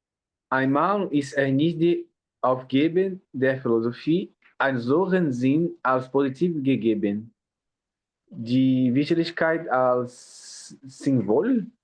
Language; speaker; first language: German; non-native, learner; Portuguese